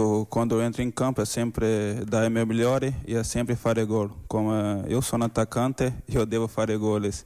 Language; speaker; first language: Spanish; non-native, learner; Portuguese